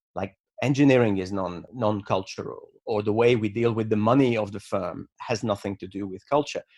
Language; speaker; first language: English; non-native, fluent; Hungarian